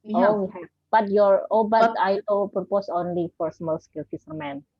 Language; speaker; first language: English; non-native, learner; Indonesian